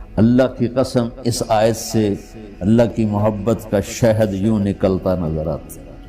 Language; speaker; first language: Urdu; non-native, local second language; Punjabi